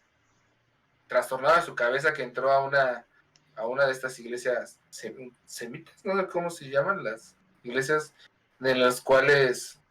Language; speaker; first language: Spanish; native; Spanish